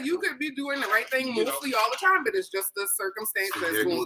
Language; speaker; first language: English; native; English